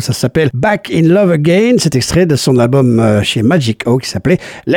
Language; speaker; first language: French; native; French